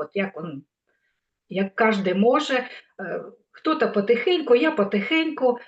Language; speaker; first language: Ukrainian; non-native, local second language; Russian